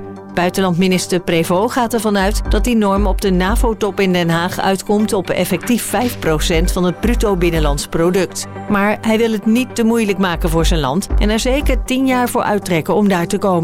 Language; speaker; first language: Dutch; native; Dutch